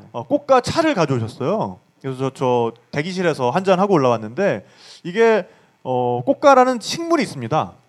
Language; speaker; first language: Korean; native; Korean